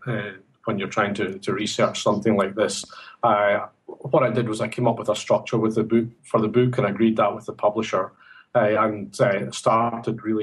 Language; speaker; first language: English; native; English